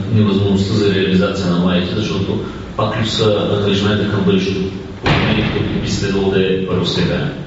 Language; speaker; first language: Bulgarian; native; Bulgarian